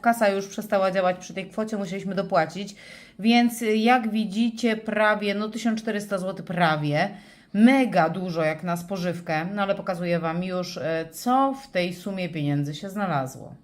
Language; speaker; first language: Polish; native; Polish